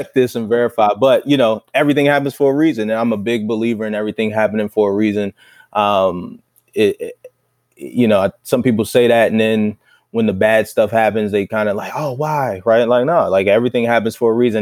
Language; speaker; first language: English; native; English